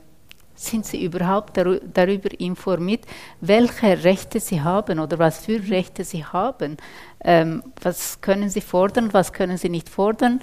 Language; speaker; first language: German; non-native, fluent; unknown